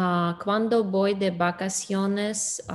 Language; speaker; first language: Spanish; non-native, learner; English